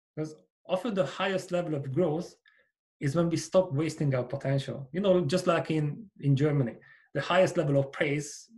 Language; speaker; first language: English; non-native, fluent; Hungarian